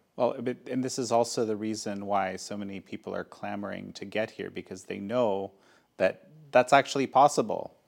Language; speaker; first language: English; non-native, fluent; Polish